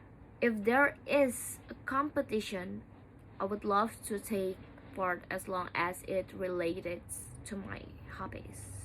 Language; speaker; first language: English; non-native, learner; Indonesian